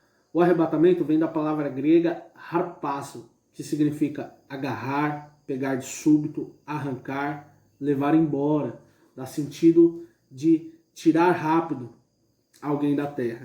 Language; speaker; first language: Portuguese; native; Portuguese